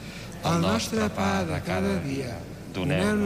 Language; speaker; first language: Catalan; native; Catalan